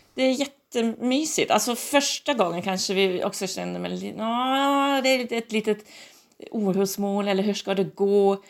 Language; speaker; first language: Swedish; non-native, fluent; German